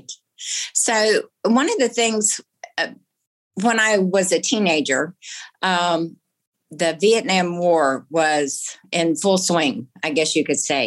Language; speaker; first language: English; native; English